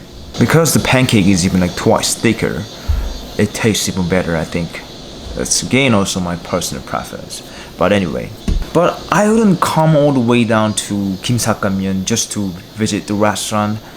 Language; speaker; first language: English; non-native, learner; Korean